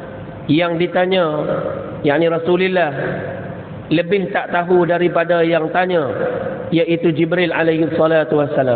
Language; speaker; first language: Malay; native; Malay